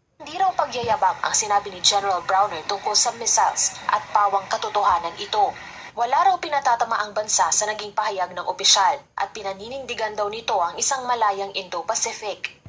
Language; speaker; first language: Filipino; native; Filipino